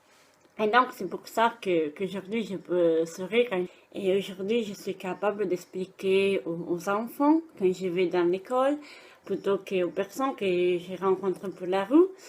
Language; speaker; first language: French; non-native, fluent; Italian